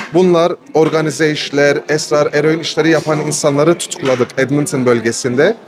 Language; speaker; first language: Turkish; early bilingual, other home language; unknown